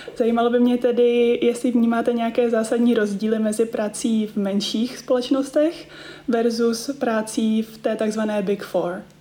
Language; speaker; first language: Czech; native; Czech